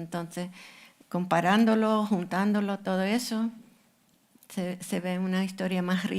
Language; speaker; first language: Spanish; non-native, fluent; English